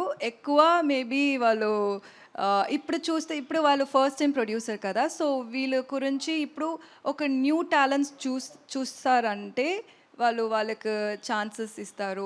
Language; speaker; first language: Telugu; non-native, learner; Tamil